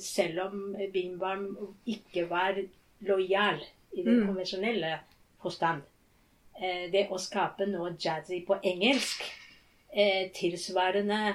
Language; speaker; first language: Norwegian; non-native, fluent; Japanese